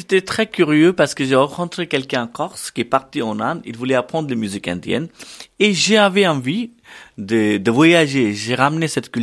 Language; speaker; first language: French; non-native, learner; Hindi